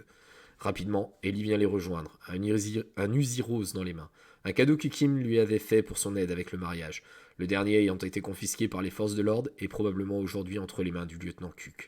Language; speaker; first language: French; native; French